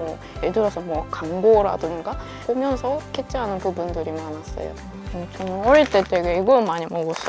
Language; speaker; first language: Korean; non-native, fluent; Japanese